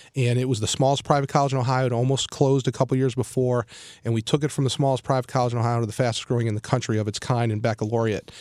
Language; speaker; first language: English; native; English